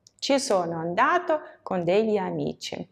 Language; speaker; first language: Italian; non-native, fluent; Russian